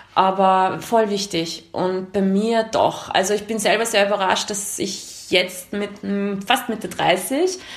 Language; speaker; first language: German; early bilingual, other home language; Hungarian